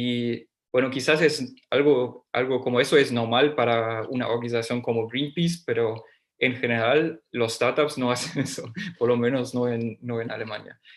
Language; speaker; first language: Spanish; non-native, fluent; German